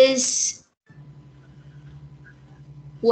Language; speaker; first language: English; non-native, learner; Spanish